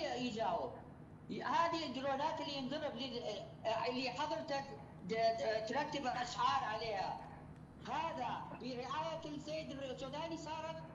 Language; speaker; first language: Arabic; native; Arabic